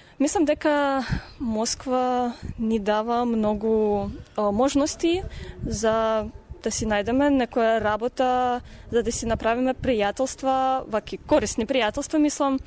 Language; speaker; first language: Macedonian; non-native, fluent; Russian